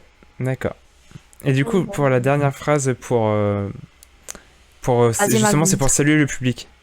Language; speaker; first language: French; native; French